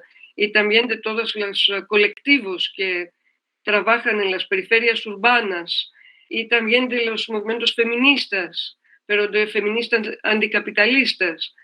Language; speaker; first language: Spanish; non-native, fluent; Greek